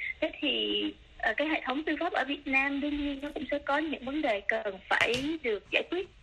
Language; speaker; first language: Vietnamese; early bilingual, other home language; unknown